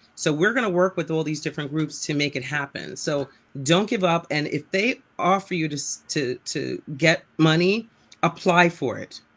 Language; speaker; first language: English; native; English